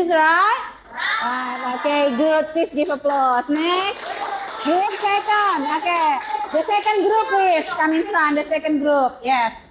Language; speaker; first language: English; non-native, learner; Indonesian